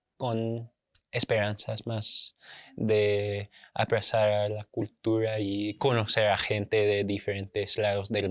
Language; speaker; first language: Spanish; non-native, fluent; English